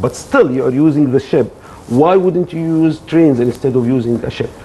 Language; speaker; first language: English; non-native, fluent; Arabic